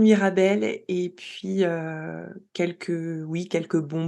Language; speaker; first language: French; native; French